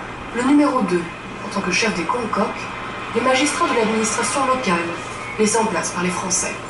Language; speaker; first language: French; native; French